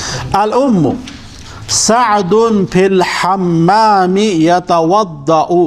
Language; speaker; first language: Arabic; non-native, fluent; Urdu